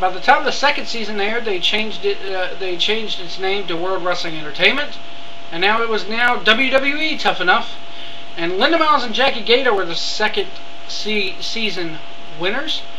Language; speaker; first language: English; native; English